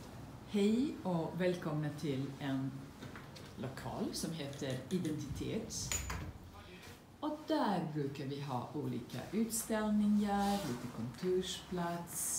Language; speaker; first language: Swedish; non-native, fluent; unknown